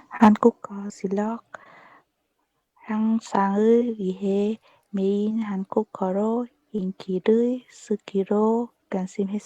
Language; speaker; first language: Korean; non-native, learner; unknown